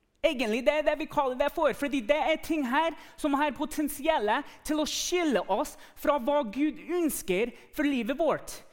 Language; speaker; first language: Norwegian; non-native, fluent; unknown